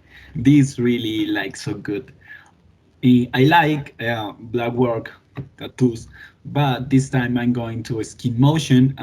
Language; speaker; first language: English; non-native, learner; Spanish